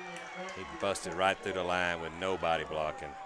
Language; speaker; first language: English; native; English